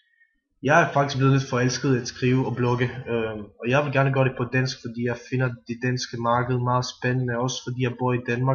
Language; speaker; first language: Danish; non-native, fluent; Bosnian